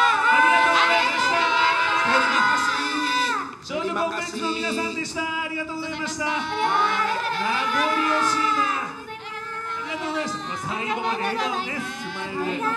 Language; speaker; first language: Japanese; native; Japanese